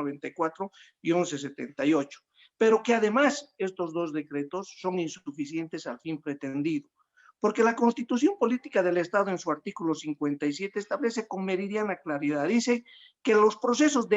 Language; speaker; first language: Spanish; native; Spanish